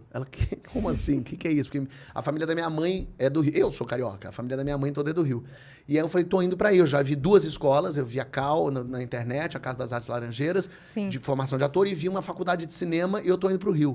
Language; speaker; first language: Portuguese; native; Portuguese